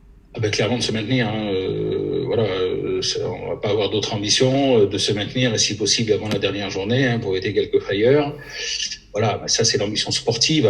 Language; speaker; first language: French; native; French